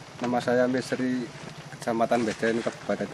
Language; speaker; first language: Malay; non-native, local second language; Javanese